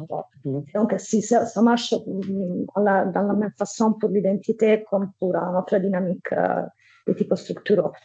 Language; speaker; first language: French; non-native, fluent; Italian